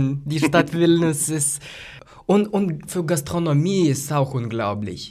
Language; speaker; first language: German; non-native, fluent; Lithuanian